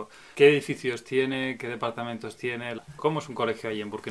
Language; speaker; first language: Spanish; native; Spanish